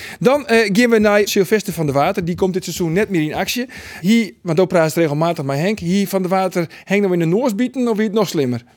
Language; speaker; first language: Dutch; non-native, local second language; Western Frisian